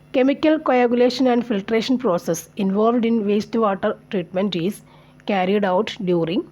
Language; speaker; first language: English; non-native, local second language; Malayalam